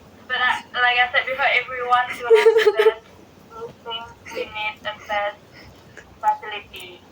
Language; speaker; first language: English; non-native, learner; Indonesian